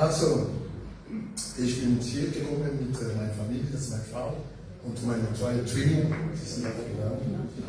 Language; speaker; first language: German; non-native, learner; French